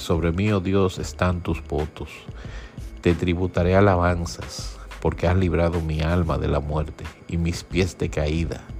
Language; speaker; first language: Spanish; native; Spanish